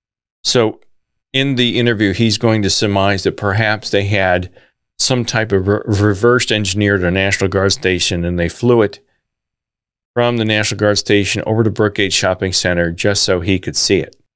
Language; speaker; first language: English; native; English